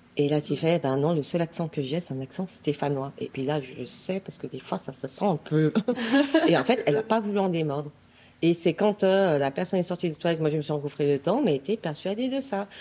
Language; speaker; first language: French; native; French